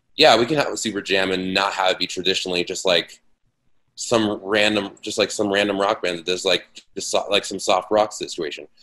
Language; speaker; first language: English; native; English